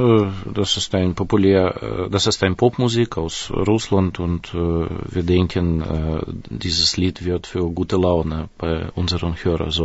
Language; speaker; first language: German; non-native, fluent; Russian